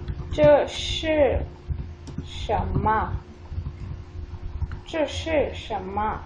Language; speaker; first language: Chinese; non-native, fluent; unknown